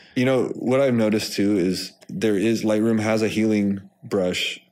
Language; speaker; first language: English; native; English